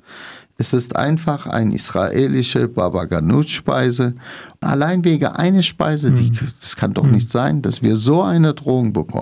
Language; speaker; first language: German; non-native, fluent; Arabic